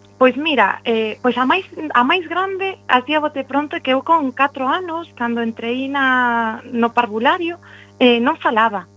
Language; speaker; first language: Galician; non-native, local second language; Spanish